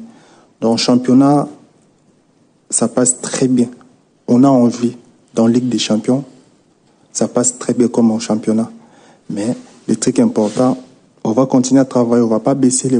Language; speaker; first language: French; non-native, local second language; Lingala